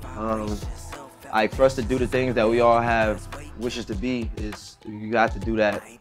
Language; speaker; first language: English; native; English